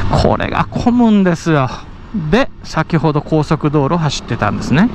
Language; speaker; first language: Japanese; native; Japanese